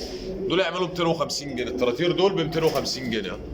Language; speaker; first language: Arabic; native; Arabic